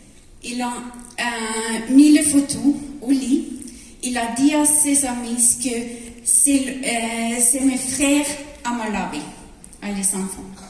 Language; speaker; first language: French; non-native, learner; Norwegian